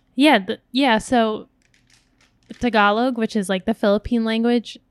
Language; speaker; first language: English; native; English